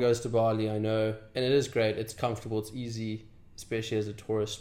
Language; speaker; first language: English; native; English